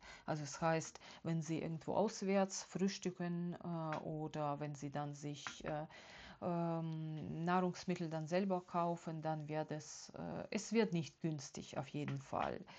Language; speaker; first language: German; non-native, fluent; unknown